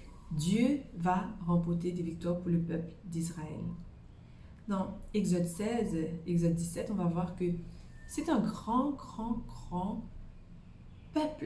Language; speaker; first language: French; native; French